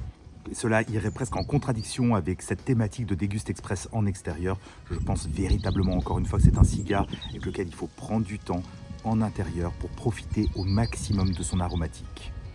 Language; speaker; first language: French; native; French